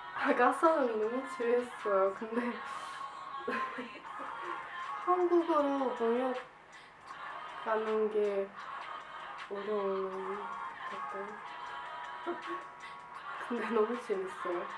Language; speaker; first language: Korean; non-native, fluent; Ukrainian